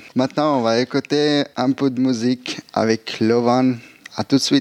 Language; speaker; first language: French; non-native, learner; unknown